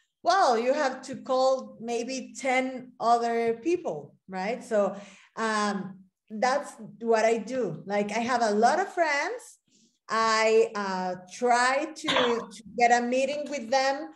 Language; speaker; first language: English; non-native, fluent; Spanish